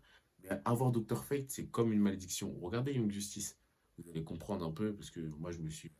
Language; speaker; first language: French; native; French